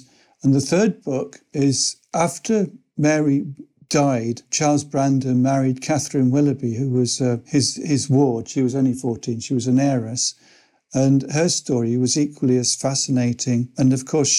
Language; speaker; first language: English; native; English